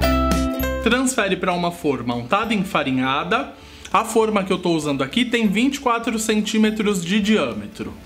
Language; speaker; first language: Portuguese; native; Portuguese